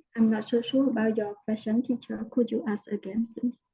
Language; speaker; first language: English; non-native, learner; Khmer